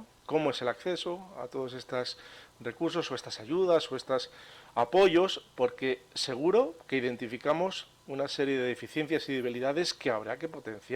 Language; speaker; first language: Spanish; native; Spanish